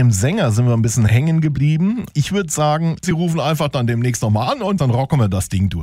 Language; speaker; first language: German; native; German